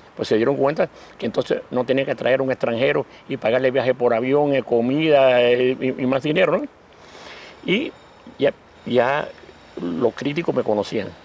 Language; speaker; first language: Spanish; native; Spanish